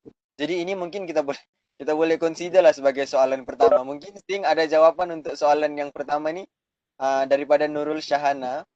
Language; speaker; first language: Malay; native; Malay